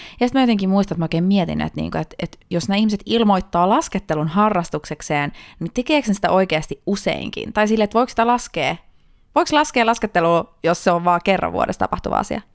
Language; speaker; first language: Finnish; early bilingual, heritage; Finnish